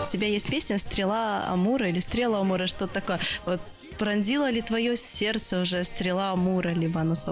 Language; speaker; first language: Russian; native; Russian